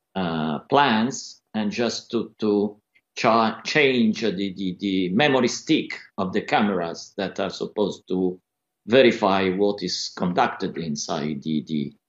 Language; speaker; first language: English; non-native, fluent; Italian